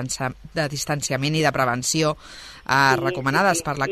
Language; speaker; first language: Catalan; native; Catalan